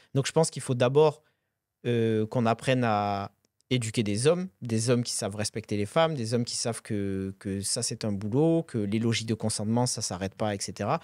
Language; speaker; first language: French; native; French